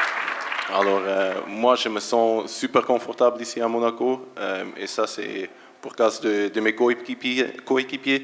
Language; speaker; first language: French; non-native, local second language; German